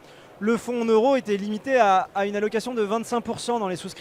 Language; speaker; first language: French; native; French